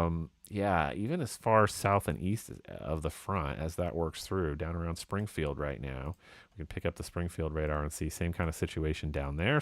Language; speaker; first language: English; native; English